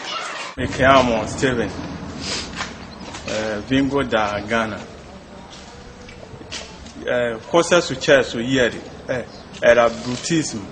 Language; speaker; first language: Italian; non-native, learner; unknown